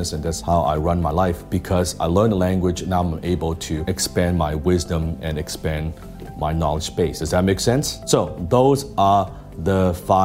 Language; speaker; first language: English; non-native, local second language; Cantonese